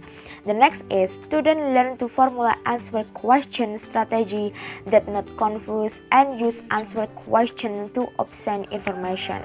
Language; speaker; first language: English; non-native, learner; Indonesian